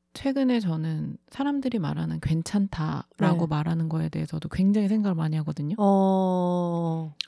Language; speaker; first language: Korean; native; Korean